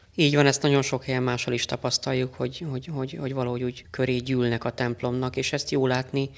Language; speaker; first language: Hungarian; native; Hungarian